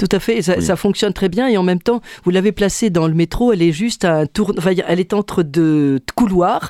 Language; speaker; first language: French; native; French